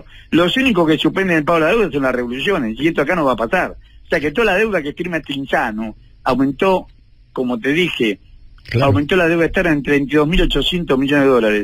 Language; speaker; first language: Spanish; native; Spanish